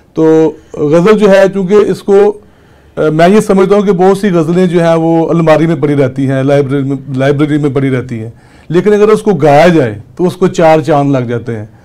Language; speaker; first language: Urdu; non-native, local second language; Punjabi